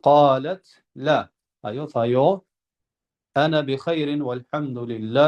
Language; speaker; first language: Arabic; non-native, fluent; Albanian